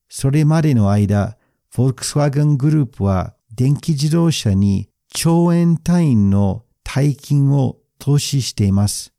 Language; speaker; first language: Japanese; non-native, fluent; English